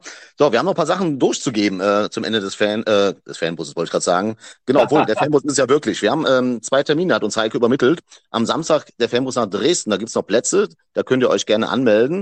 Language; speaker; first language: German; native; German